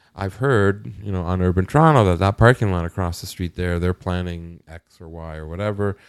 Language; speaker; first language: English; native; English